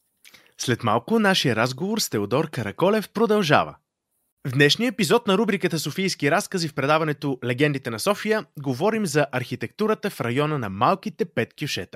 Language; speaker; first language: Bulgarian; native; Bulgarian